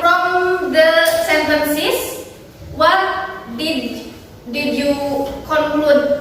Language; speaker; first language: English; non-native, fluent; Indonesian